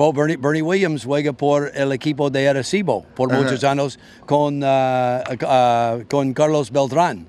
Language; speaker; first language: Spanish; non-native, learner; English